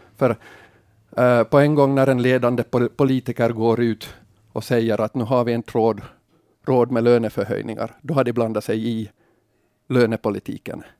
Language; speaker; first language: Swedish; native; Swedish